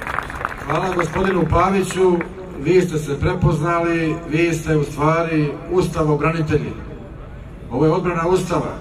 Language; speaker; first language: Bosnian; native; Bosnian